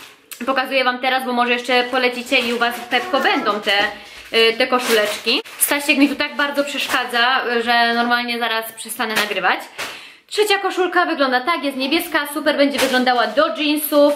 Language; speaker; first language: Polish; native; Polish